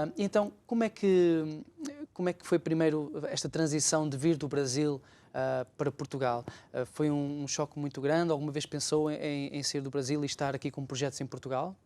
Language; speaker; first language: Portuguese; native; Portuguese